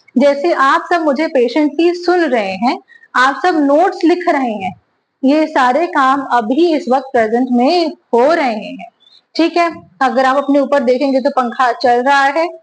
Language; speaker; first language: Hindi; native; Hindi